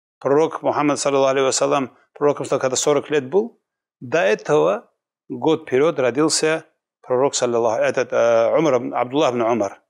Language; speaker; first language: Russian; non-native, local second language; Kumyk